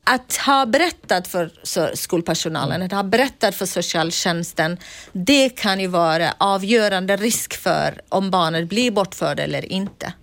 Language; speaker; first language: Swedish; non-native, fluent; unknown